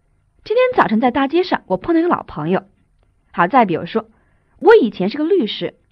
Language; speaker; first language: Chinese; native; Chinese